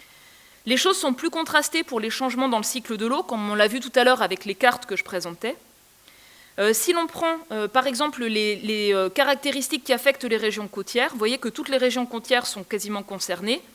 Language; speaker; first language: French; native; French